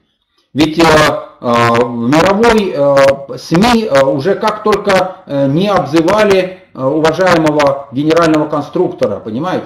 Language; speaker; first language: Russian; native; Russian